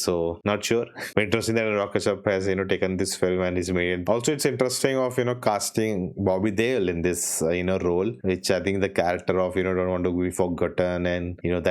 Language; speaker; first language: English; non-native, local second language; Hindi